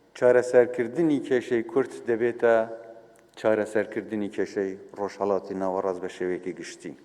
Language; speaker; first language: Central Kurdish; non-native, local second language; Kurdish